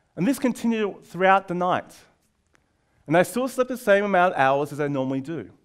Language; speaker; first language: English; native; English